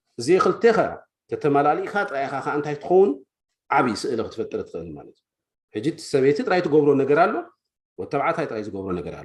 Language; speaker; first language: Tigrinya; native; Tigrinya